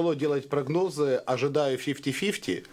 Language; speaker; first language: Russian; native; Russian